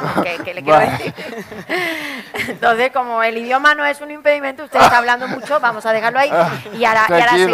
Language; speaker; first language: Spanish; native; Spanish